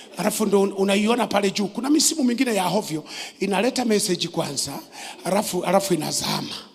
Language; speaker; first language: Swahili; native; Swahili